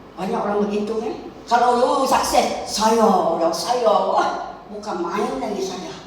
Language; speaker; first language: Malay; non-native, local second language; Chinese